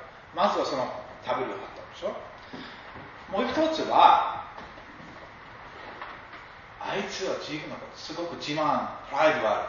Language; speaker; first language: Japanese; non-native, fluent; English